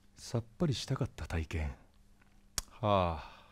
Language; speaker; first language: Japanese; native; Japanese